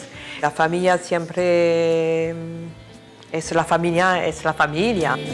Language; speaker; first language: Spanish; non-native, learner; French